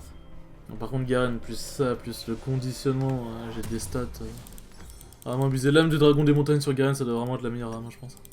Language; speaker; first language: French; native; French